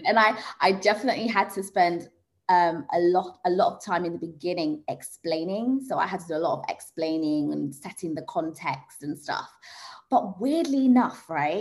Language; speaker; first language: English; early bilingual, other home language; Swahili